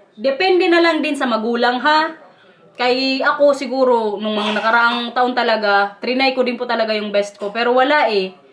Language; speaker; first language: Filipino; non-native, local second language; Waray